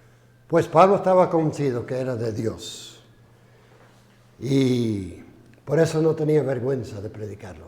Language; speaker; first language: Spanish; non-native, fluent; English